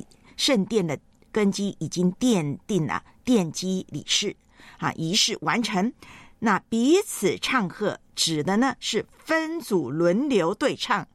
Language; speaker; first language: Chinese; native; Chinese